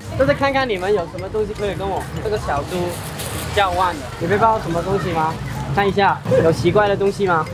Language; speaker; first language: Chinese; non-native, local second language; Cantonese